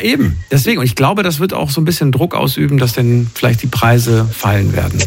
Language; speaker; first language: German; native; German